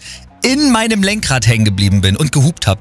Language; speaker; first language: German; native; German